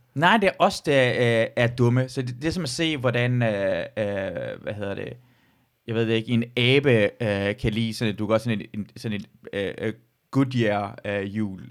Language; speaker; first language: Danish; early bilingual, other home language; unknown